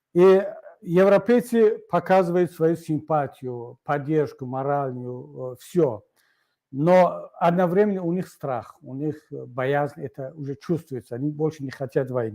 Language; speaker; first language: Russian; non-native, local second language; Tajik